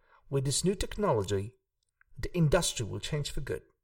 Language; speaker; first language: English; non-native, fluent; Hungarian